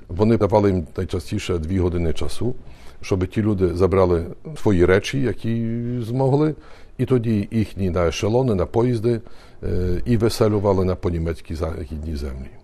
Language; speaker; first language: Ukrainian; early bilingual, heritage; Ukrainian